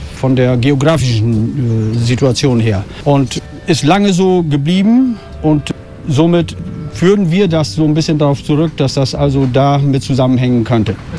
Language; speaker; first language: German; non-native, local second language; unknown